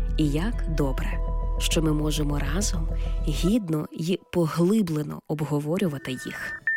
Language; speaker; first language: Ukrainian; native; Ukrainian